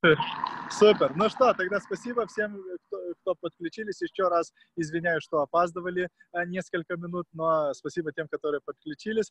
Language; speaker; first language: Russian; non-native, fluent; Lithuanian